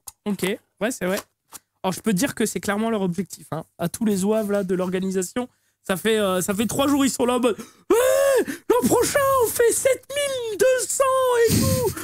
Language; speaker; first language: French; native; French